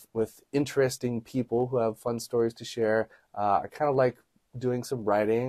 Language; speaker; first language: English; native; English